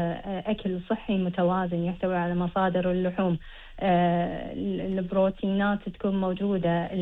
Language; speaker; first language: Arabic; native; Arabic